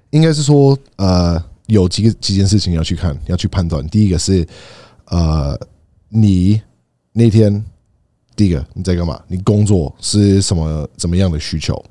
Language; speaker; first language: Chinese; non-native, fluent; English